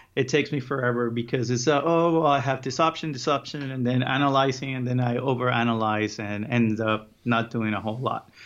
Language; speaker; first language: English; early bilingual, other home language; Spanish